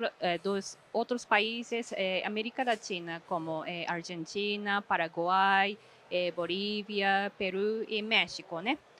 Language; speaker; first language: Portuguese; non-native, fluent; Japanese